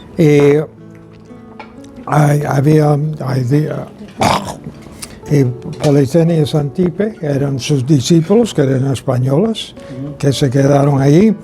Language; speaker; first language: Spanish; non-native, fluent; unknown